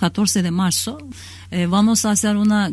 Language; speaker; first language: Spanish; non-native, learner; Kurdish